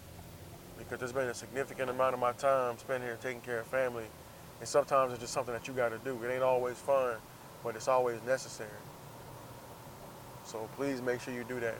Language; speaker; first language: English; native; English